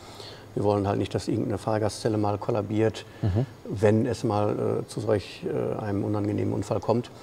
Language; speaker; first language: German; native; German